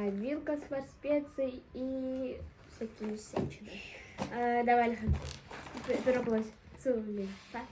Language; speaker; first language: Russian; non-native, local second language; Kazakh